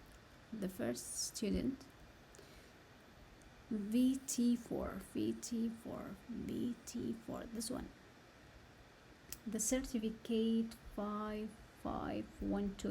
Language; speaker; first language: English; non-native, learner; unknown